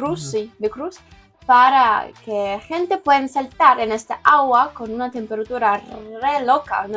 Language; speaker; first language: Spanish; non-native, learner; Ukrainian